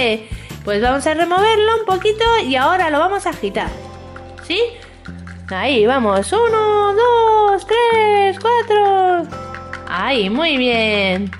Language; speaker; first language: Spanish; native; Spanish